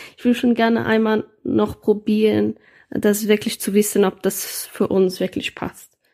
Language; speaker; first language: German; non-native, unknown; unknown